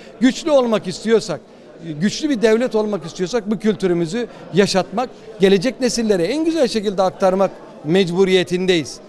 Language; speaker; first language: Turkish; native; Turkish